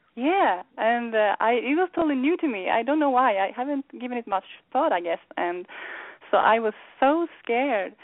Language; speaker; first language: English; non-native, fluent; Swedish